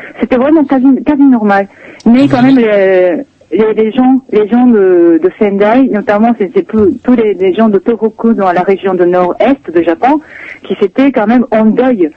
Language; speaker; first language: French; non-native, fluent; Japanese